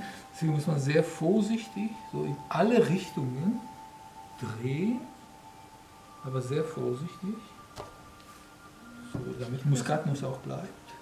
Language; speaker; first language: German; non-native, fluent; Georgian